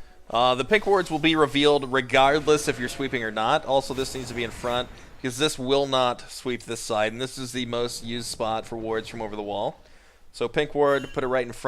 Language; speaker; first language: English; native; English